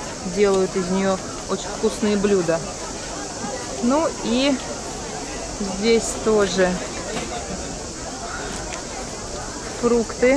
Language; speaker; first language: Russian; native; Russian